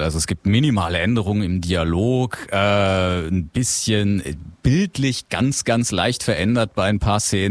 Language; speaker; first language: German; native; German